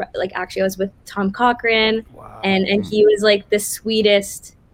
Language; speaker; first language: English; native; English